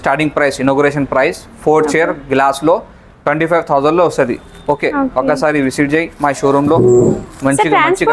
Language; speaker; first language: Telugu; non-native, local second language; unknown